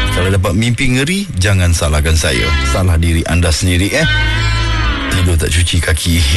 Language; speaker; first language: Malay; native; Malay